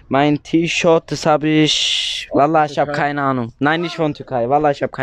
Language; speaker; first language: German; early bilingual, other home language; Turkish